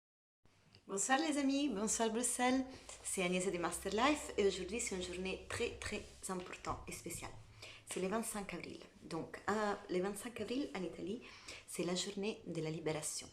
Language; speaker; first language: French; non-native, fluent; Italian